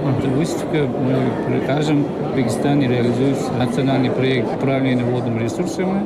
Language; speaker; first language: Russian; non-native, local second language; Uzbek